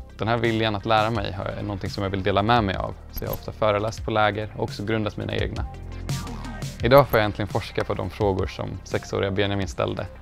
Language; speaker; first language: Swedish; early bilingual, other home language; Dutch